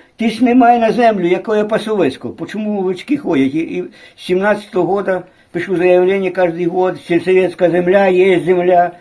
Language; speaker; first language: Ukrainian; native; Ukrainian